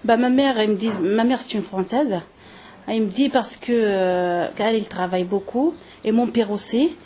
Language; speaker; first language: French; early bilingual, other home language; Arabic